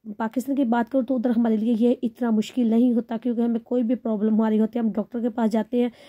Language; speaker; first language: Urdu; non-native, local second language; Punjabi